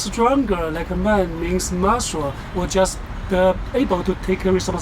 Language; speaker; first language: English; non-native, learner; Chinese